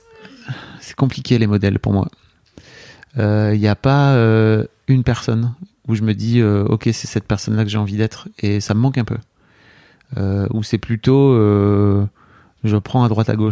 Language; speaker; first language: French; native; French